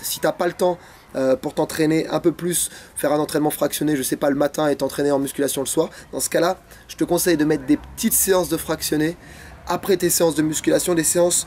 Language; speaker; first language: French; native; French